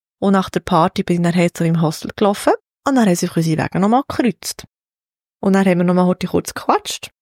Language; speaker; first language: German; native; German